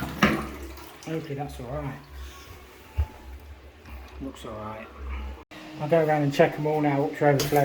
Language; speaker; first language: English; native; English